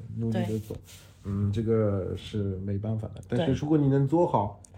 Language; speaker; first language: Chinese; non-native, fluent; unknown